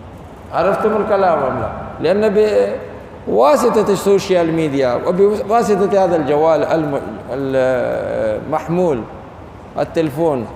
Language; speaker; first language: Arabic; non-native, fluent; Urdu